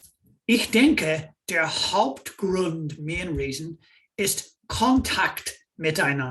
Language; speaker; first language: German; non-native, fluent; English